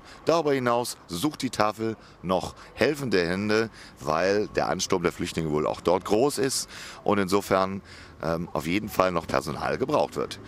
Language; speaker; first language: German; native; German